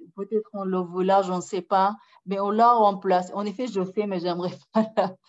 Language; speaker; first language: French; non-native, fluent; Arabic